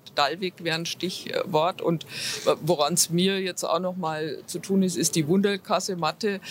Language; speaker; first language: German; native; German